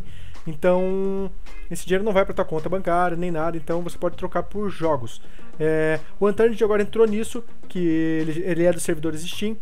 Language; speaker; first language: Portuguese; native; Portuguese